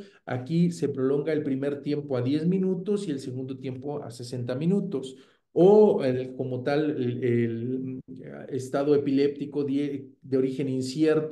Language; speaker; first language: Spanish; native; Spanish